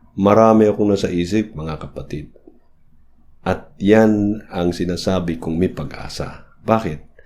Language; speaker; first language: Filipino; native; Filipino